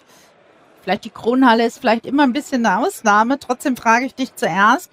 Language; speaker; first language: German; native; German